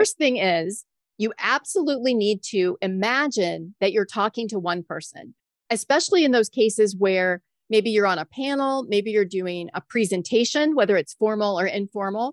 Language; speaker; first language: English; native; English